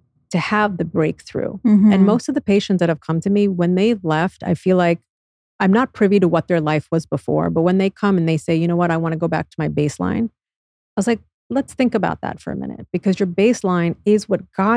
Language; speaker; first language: English; native; English